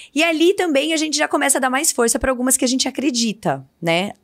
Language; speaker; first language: Portuguese; native; Portuguese